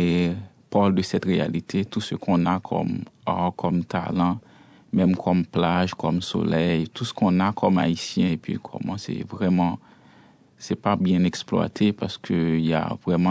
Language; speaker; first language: French; non-native, local second language; Haitian Creole